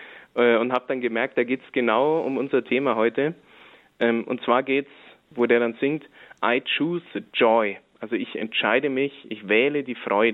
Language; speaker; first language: German; native; German